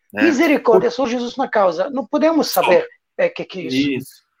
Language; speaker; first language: Portuguese; non-native, fluent; Arabic